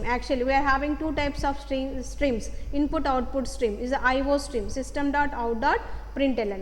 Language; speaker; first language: English; non-native, local second language; Telugu